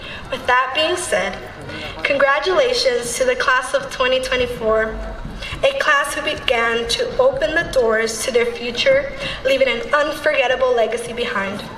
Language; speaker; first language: English; early bilingual, other home language; Spanish